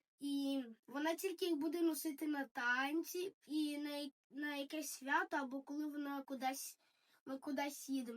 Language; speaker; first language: Ukrainian; early bilingual, heritage; Ukrainian